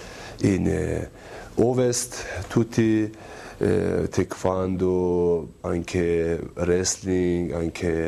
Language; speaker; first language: Italian; non-native, learner; Persian